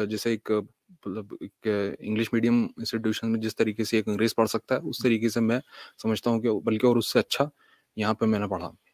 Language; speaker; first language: Urdu; native; Urdu